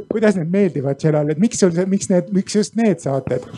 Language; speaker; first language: Estonian; native; Estonian